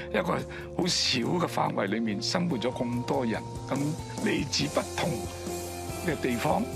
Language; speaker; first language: Cantonese; early bilingual, other home language; Wu Chinese